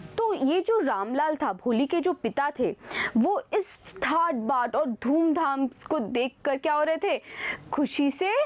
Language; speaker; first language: Hindi; native; Hindi